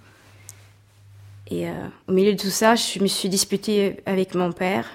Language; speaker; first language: French; non-native, fluent; Swedish